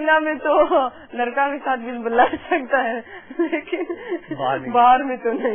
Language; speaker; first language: Hindi; non-native, local second language; Manipuri